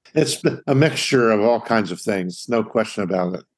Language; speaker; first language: English; native; English